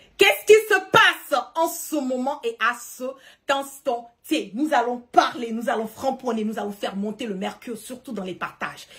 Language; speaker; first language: French; early bilingual, heritage; French